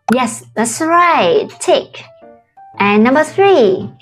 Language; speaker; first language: English; non-native, fluent; Vietnamese